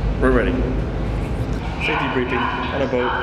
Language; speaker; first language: English; native; English